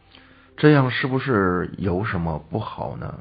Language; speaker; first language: Chinese; native; Chinese